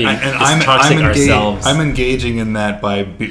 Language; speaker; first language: English; native; English